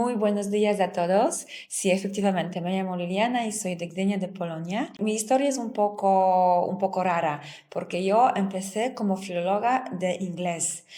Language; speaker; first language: Spanish; non-native, fluent; Polish